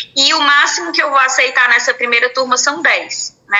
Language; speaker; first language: Portuguese; native; Portuguese